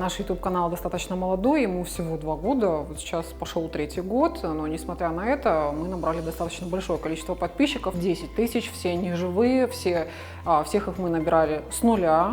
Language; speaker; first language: Russian; native; Russian